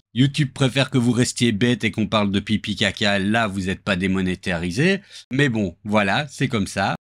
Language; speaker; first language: French; native; French